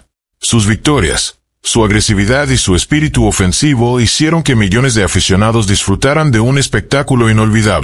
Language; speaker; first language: Spanish; native; Spanish